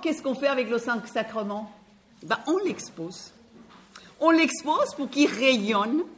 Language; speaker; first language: French; non-native, fluent; Spanish